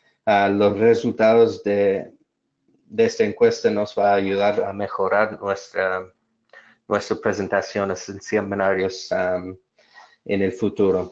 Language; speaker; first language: Spanish; non-native, fluent; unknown